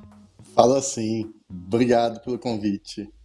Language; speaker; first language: Portuguese; native; Portuguese